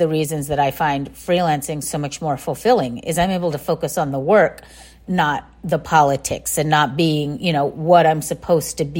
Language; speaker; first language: English; native; English